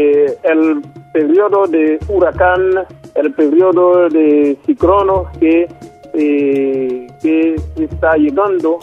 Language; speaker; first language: Spanish; non-native, local second language; Haitian Creole